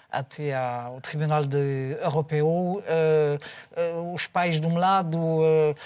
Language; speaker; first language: Portuguese; non-native, fluent; French